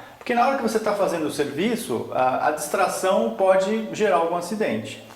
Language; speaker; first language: Portuguese; native; Portuguese